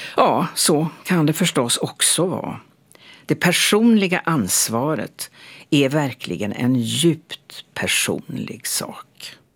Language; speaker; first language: Swedish; native; Swedish